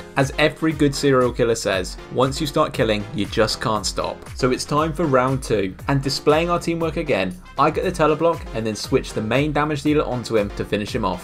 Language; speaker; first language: English; native; English